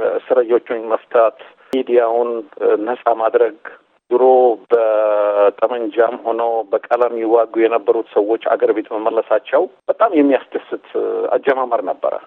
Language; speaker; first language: Amharic; non-native, local second language; Somali